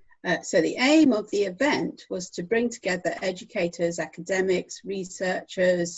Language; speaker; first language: English; native; English